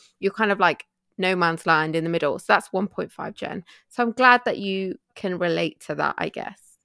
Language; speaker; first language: English; early bilingual, other home language; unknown